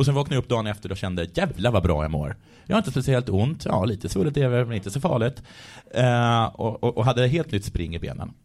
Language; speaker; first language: Swedish; native; Swedish